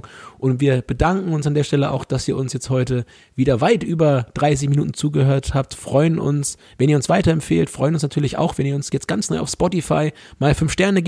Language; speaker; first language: German; native; German